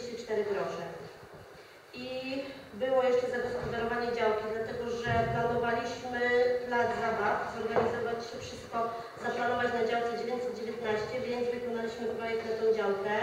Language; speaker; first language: Polish; native; Polish